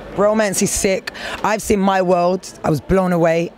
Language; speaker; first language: English; native; English